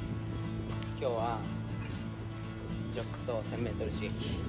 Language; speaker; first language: Japanese; native; Japanese